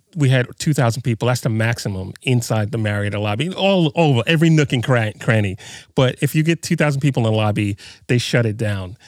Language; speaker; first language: English; native; English